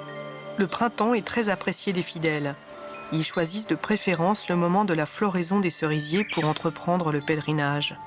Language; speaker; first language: French; native; French